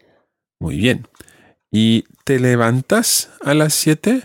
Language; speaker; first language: Spanish; non-native, fluent; English